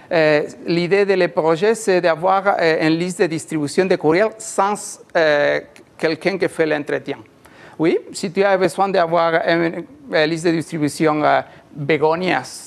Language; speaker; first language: French; non-native, learner; Spanish